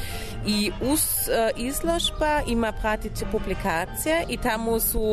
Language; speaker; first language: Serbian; non-native, learner; German